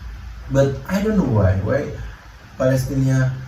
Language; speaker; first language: English; non-native, learner; Indonesian